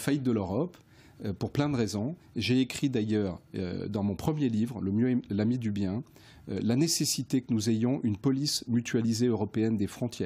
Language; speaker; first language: French; native; French